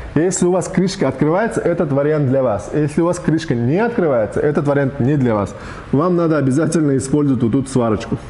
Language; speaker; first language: Russian; non-native, local second language; Uzbek